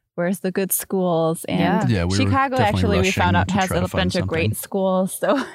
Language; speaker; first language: English; non-native, fluent; Danish